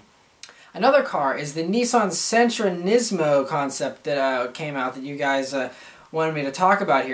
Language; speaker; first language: English; native; English